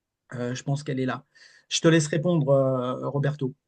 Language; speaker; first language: French; native; French